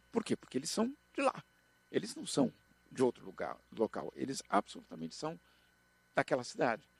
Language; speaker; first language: Portuguese; native; Portuguese